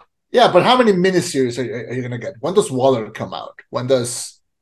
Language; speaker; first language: English; non-native, fluent; Spanish